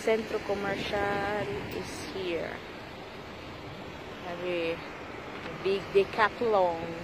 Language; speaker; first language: English; non-native, local second language; Cebuano